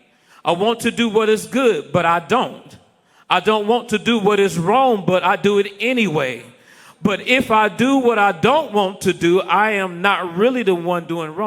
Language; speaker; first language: English; native; English